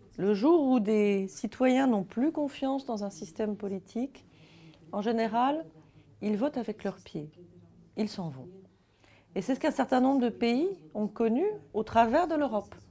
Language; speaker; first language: French; native; French